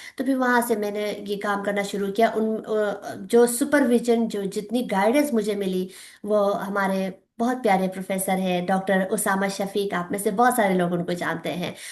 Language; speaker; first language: Urdu; non-native, local second language; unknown